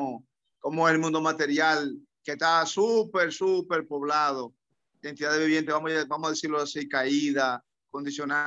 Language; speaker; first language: Spanish; native; Spanish